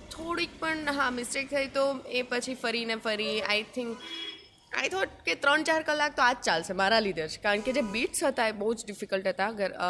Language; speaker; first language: Gujarati; native; Gujarati